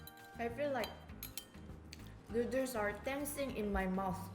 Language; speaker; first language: English; non-native, fluent; Korean